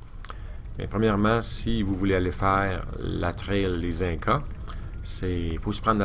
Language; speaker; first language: French; native; French